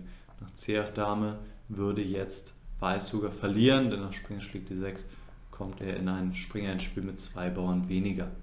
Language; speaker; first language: German; native; German